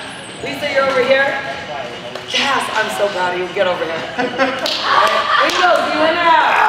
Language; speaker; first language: English; native; English